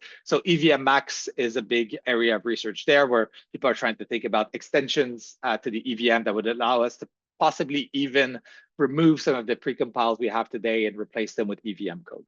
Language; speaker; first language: English; native; English